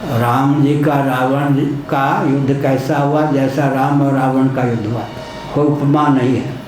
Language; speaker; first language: Hindi; non-native, local second language; Maithili